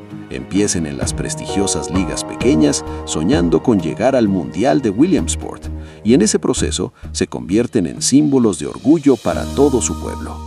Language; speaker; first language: Spanish; native; Spanish